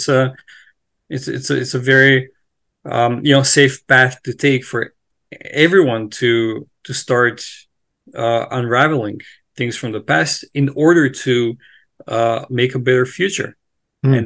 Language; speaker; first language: English; non-native, fluent; Macedonian